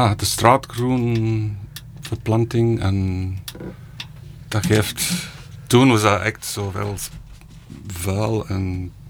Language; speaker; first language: Dutch; non-native, fluent; English